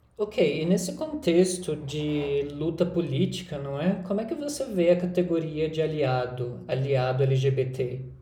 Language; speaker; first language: Portuguese; native; Portuguese